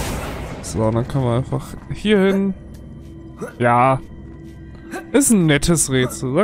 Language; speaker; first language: German; native; German